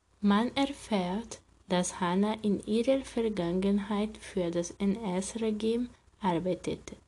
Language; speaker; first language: German; non-native, learner; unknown